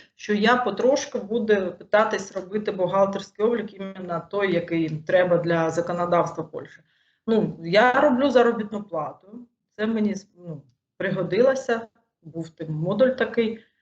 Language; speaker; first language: Ukrainian; native; Ukrainian